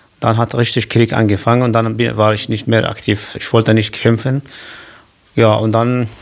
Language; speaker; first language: German; non-native, learner; Kurdish